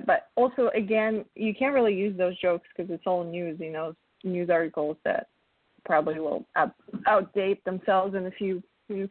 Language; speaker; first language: English; non-native, fluent; Russian